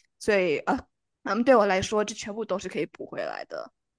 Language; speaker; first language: Chinese; early bilingual, heritage; Chinese